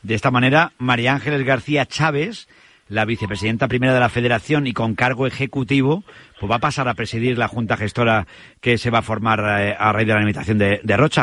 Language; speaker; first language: Spanish; native; Spanish